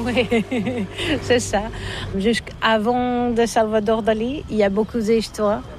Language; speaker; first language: French; non-native, learner; Catalan